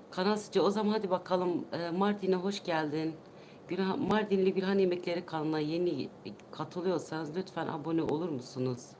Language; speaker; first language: Turkish; non-native, local second language; Kurdish